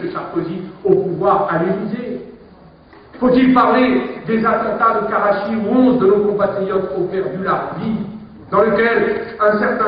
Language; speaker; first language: French; native; French